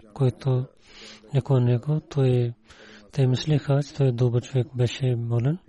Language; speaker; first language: Bulgarian; non-native, learner; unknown